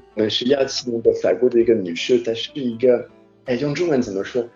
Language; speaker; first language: Chinese; non-native, fluent; French